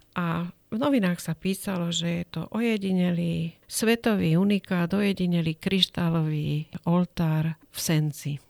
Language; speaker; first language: Slovak; native; Slovak